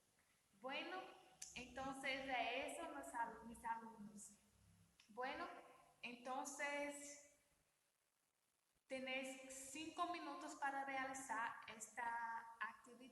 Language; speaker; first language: Spanish; non-native, learner; Portuguese